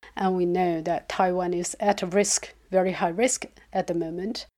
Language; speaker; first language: English; non-native, fluent; Chinese